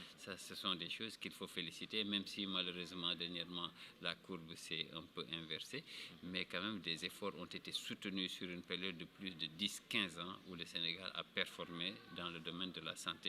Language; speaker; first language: French; non-native, local second language; Wolof